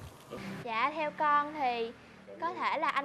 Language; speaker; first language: Vietnamese; native; Vietnamese